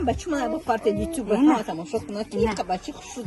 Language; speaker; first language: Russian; non-native, learner; Tajik